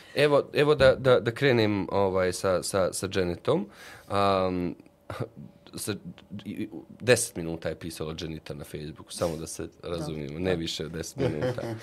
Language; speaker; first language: Bosnian; native; Bosnian